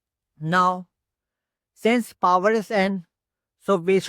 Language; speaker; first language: English; non-native, local second language; Hindi